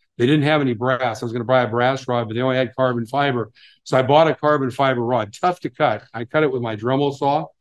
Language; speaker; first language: English; native; English